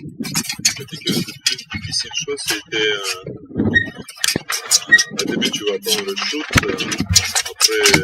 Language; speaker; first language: French; non-native, learner; Russian